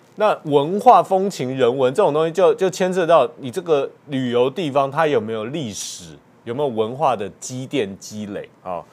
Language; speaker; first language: Chinese; native; Chinese